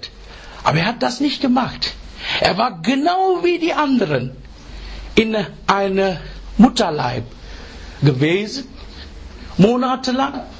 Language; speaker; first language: German; non-native, learner; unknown